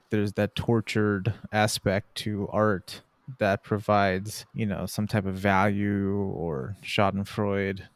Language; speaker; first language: English; native; English